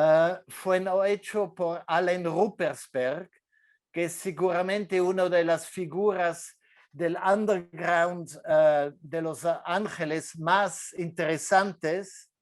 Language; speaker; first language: Spanish; non-native, fluent; French